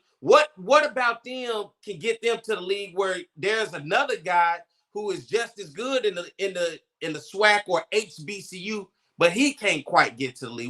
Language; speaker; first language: English; native; English